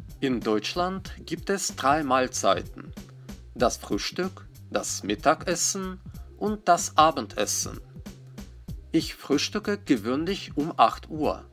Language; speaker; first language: German; non-native, fluent; Russian